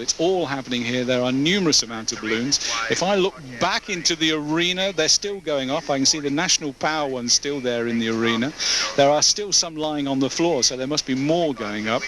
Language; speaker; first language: English; native; English